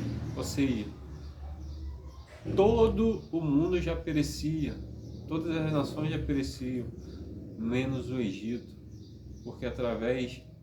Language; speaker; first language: Portuguese; native; Portuguese